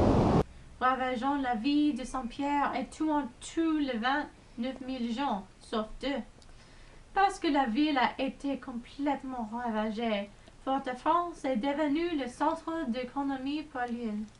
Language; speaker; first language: French; non-native, learner; English